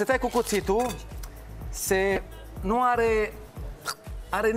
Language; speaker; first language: Romanian; non-native, learner; Hebrew